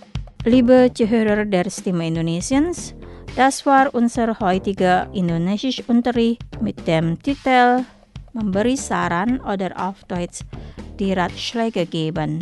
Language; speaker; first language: German; non-native, fluent; Indonesian